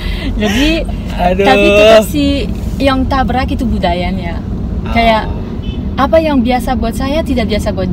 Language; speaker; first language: Indonesian; non-native, fluent; French